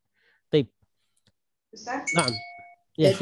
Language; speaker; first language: Indonesian; native; Indonesian